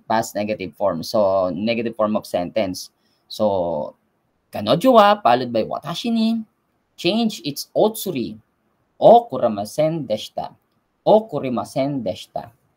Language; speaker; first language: English; non-native, local second language; Filipino